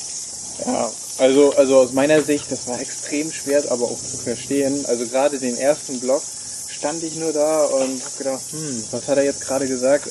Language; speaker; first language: German; native; German